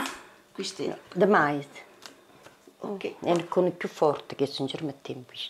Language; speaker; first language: Italian; native; Italian